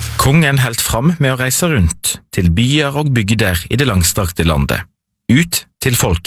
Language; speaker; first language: Norwegian; native; Norwegian